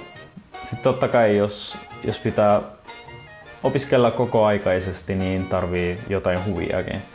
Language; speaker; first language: Finnish; non-native, fluent; Italian